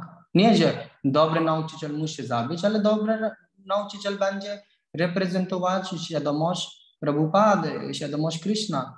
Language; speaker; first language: Polish; non-native, learner; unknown